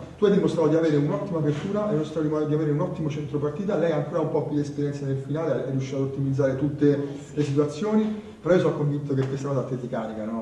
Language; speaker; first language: Italian; native; Italian